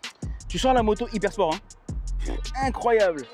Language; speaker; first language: French; native; French